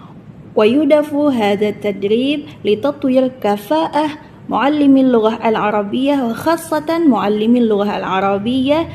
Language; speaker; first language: Arabic; non-native, fluent; Indonesian